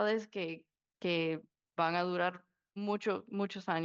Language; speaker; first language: Spanish; early bilingual, heritage; Spanish